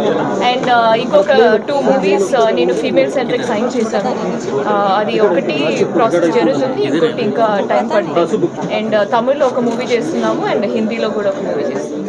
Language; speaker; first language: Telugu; non-native, fluent; Malayalam